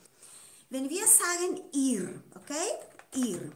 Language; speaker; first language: German; non-native, fluent; Spanish